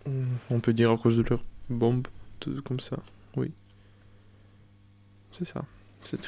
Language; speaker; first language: French; non-native, learner; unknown